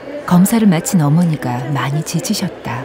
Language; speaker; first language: Korean; native; Korean